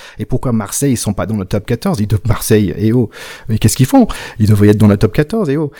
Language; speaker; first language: French; non-native, fluent; English